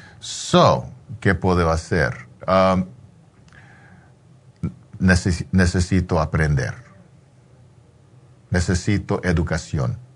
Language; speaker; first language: Spanish; early bilingual, heritage; English